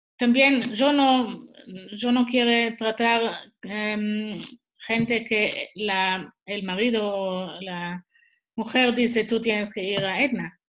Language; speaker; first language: Spanish; non-native, learner; Swiss German